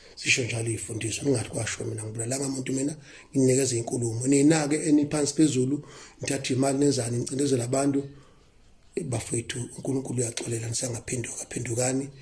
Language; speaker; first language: Zulu; native; Zulu